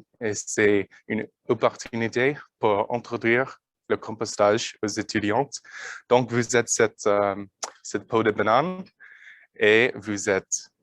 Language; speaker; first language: French; non-native, learner; English